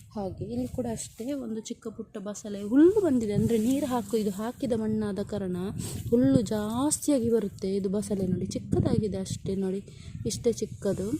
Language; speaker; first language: Kannada; non-native, local second language; Tulu